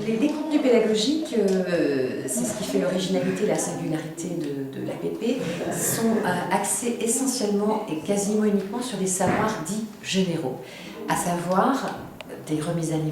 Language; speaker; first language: French; native; French